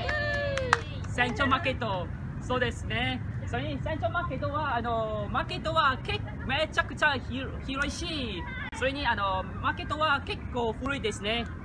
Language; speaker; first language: Japanese; non-native, learner; Malay